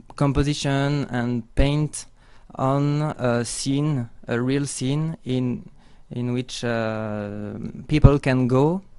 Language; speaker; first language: English; non-native, learner; French